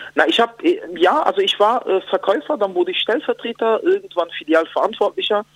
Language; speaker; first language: German; native; German